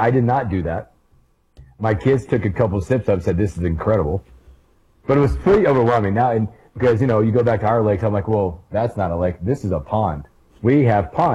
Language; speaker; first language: English; native; English